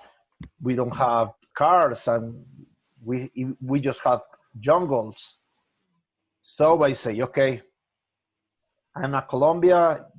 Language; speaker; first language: English; non-native, learner; Spanish